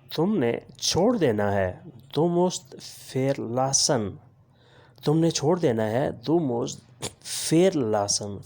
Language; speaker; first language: Urdu; native; Urdu